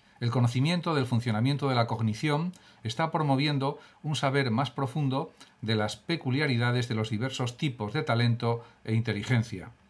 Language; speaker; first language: Spanish; native; Spanish